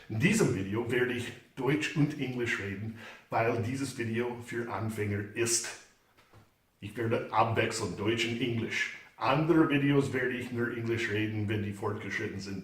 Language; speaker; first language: German; non-native, fluent; English